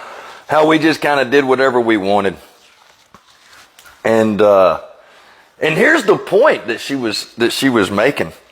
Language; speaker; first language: English; native; English